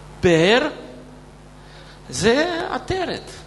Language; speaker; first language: Hebrew; non-native, fluent; Russian